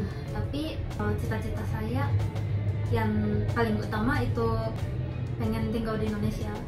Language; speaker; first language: Indonesian; non-native, fluent; Japanese